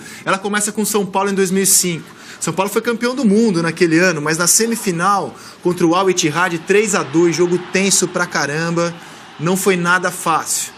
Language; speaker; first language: Portuguese; native; Portuguese